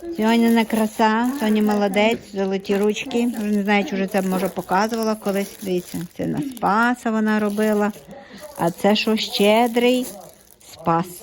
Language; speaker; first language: Ukrainian; native; Ukrainian